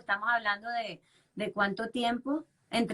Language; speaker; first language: Spanish; native; Spanish